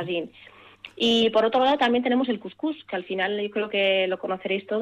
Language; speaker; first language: Spanish; early bilingual, other home language; Arabic